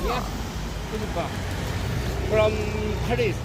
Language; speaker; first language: English; non-native, learner; Thai